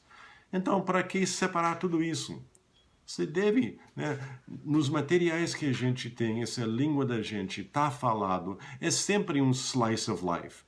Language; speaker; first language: Portuguese; non-native, fluent; English